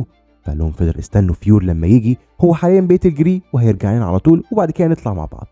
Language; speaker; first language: Arabic; native; Arabic